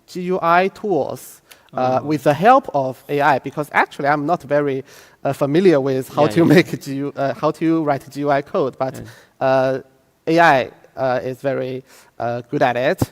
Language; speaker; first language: English; non-native, fluent; Chinese